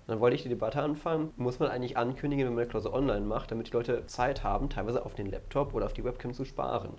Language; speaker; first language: German; native; German